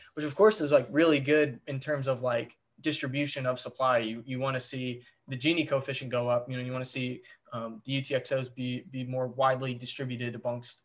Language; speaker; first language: English; native; English